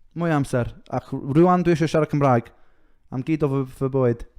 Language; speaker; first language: Welsh; non-native, learner; English